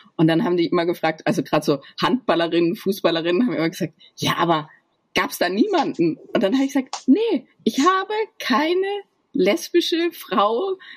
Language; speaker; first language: German; native; German